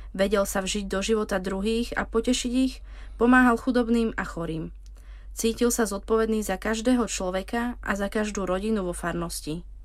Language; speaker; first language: Slovak; native; Slovak